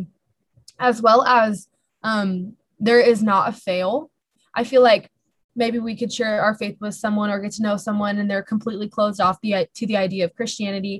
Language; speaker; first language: English; native; English